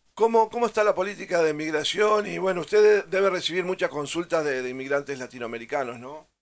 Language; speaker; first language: Spanish; native; Spanish